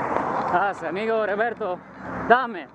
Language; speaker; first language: Spanish; non-native, learner; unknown